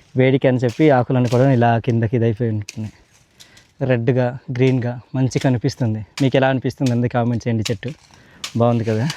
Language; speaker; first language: Telugu; non-native, local second language; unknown